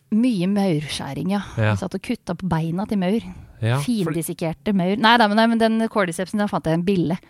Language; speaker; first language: Norwegian; native; Norwegian